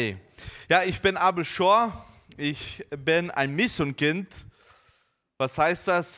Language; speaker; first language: German; early bilingual, heritage; Portuguese